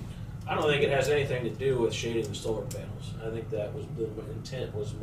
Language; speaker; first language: English; native; English